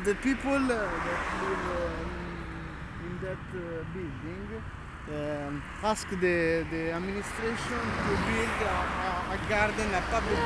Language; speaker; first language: English; non-native, learner; Italian